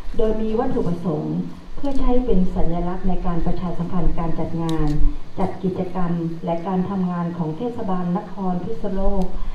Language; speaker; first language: Thai; native; Thai